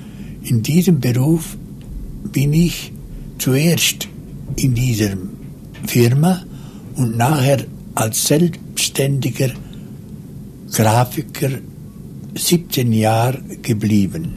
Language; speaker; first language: German; non-native, local second language; Romansh